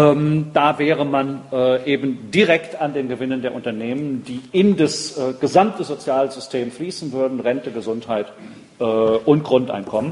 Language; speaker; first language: German; native; German